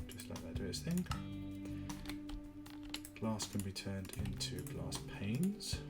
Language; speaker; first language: English; native; English